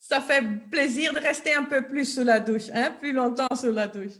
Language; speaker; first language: French; non-native, local second language; Dutch